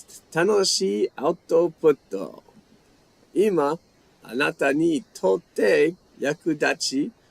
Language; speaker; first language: Japanese; non-native, fluent; English